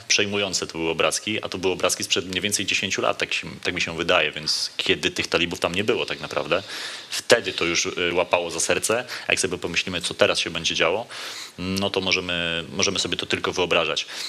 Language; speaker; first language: Polish; native; Polish